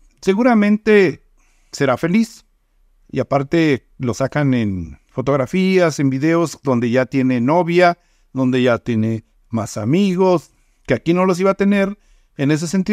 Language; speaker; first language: Spanish; native; Spanish